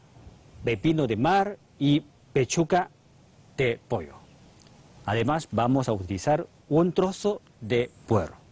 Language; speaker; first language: Spanish; non-native, fluent; Chinese